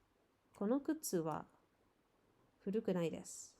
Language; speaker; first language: Japanese; non-native, learner; English